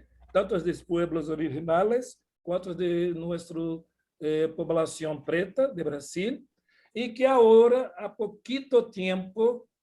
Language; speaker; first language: Portuguese; non-native, fluent; Spanish